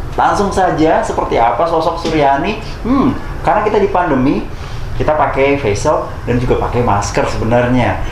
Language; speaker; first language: Indonesian; native; Indonesian